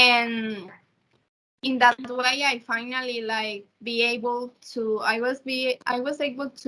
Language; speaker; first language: English; non-native, learner; Spanish